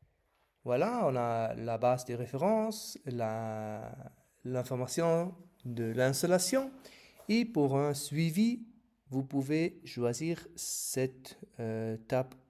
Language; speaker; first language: French; non-native, learner; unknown